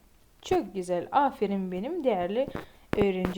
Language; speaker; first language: Turkish; non-native, fluent; Uzbek